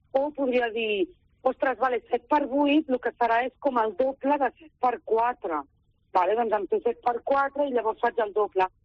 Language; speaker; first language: Catalan; native; Catalan